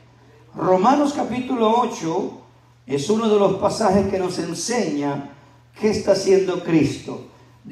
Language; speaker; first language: Spanish; native; Spanish